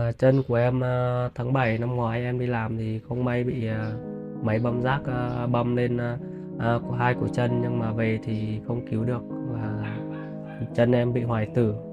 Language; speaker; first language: Vietnamese; non-native, local second language; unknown